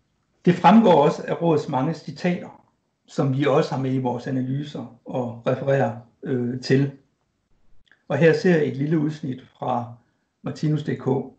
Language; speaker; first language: Danish; native; Danish